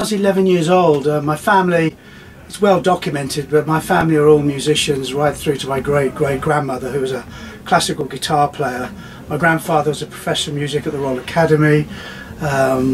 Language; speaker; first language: English; native; English